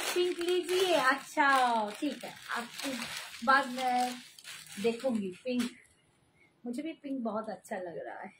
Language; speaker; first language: Hindi; non-native, local second language; Bangla